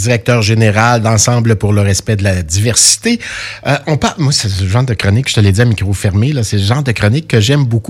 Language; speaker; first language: French; native; French